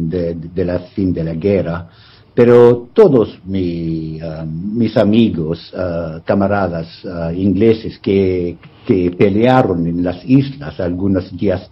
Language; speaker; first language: Spanish; non-native, fluent; English